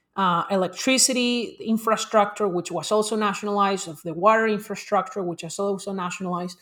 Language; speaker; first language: English; non-native, fluent; Spanish